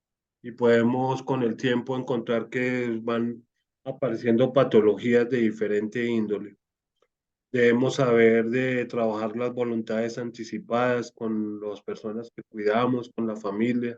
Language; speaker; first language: Spanish; native; Spanish